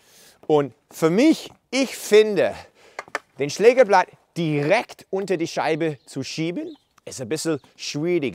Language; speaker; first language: German; non-native, fluent; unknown